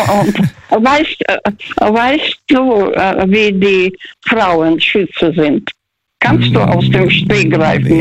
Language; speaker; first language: German; early bilingual, heritage; Russian